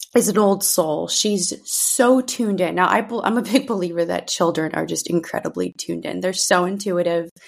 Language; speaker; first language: English; early bilingual, other home language; Russian